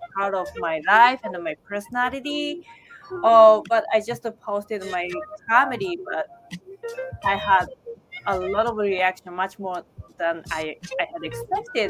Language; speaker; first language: English; non-native, fluent; Japanese